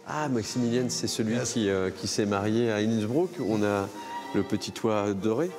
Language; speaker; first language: French; native; French